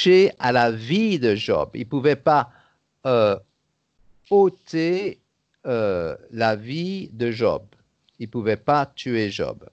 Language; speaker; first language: French; native; French